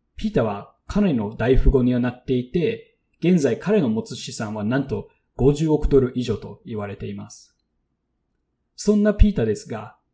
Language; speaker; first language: Japanese; non-native, fluent; English